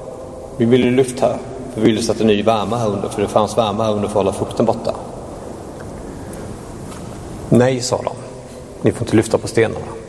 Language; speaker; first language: Swedish; native; Swedish